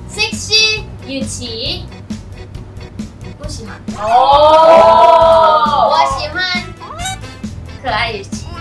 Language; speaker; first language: Chinese; non-native, learner; Thai